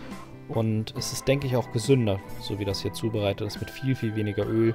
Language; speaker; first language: German; native; German